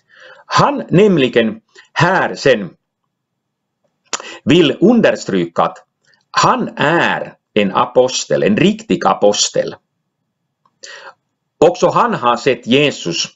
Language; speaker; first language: Swedish; non-native, local second language; Finnish